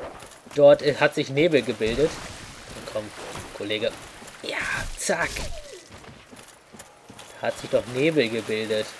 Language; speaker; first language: German; native; German